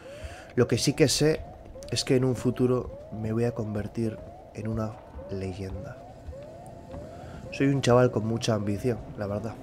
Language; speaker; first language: Spanish; native; Spanish